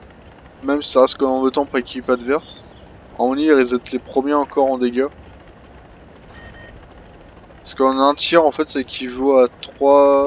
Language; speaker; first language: French; native; French